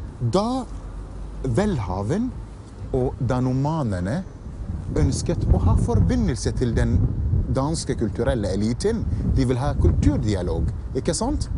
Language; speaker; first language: Norwegian; non-native, fluent; Arabic